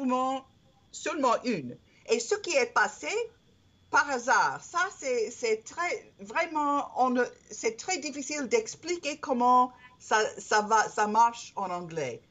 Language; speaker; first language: French; non-native, learner; English